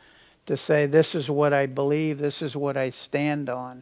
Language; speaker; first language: English; native; English